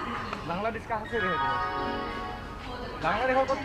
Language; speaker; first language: Hindi; non-native, local second language; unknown